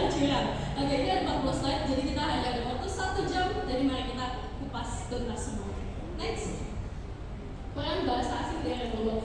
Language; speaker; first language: Indonesian; native; Indonesian